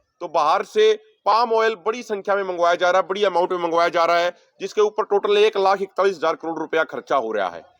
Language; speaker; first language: Hindi; native; Hindi